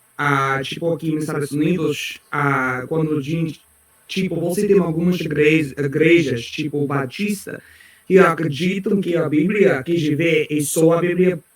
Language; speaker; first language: Portuguese; non-native, learner; English